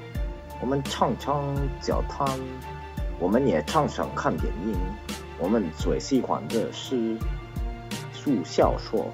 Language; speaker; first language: Chinese; non-native, learner; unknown